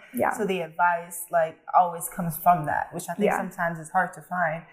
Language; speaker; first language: English; early bilingual, other home language; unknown